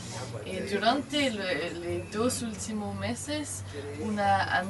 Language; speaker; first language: Spanish; non-native, learner; French